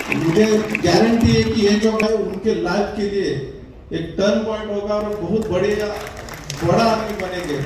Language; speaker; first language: Hindi; non-native, local second language; Marathi